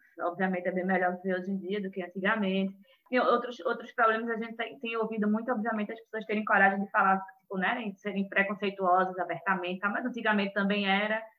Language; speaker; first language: Portuguese; native; Portuguese